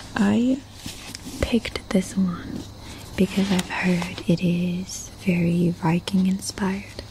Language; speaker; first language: English; non-native, fluent; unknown